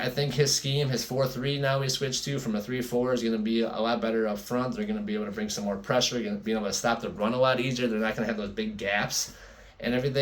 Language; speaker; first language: English; native; English